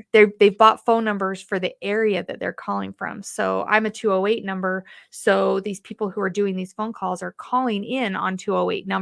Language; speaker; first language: English; native; English